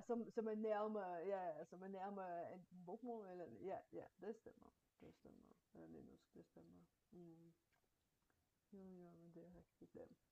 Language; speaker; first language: Danish; non-native, fluent; Bulgarian